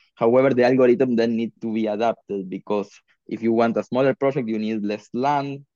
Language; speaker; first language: English; non-native, fluent; Spanish